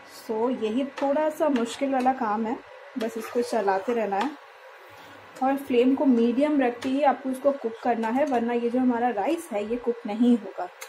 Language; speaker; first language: Hindi; non-native, local second language; Bangla